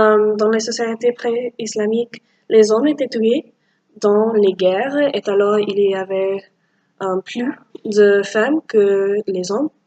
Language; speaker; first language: French; non-native, learner; English